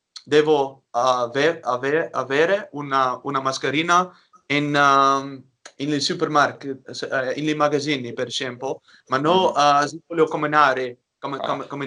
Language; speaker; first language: Italian; non-native, learner; Dutch